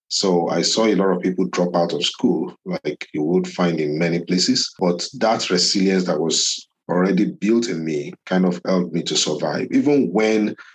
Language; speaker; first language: English; non-native, local second language; Yoruba